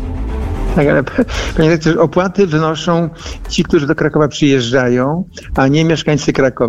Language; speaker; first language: Polish; native; Polish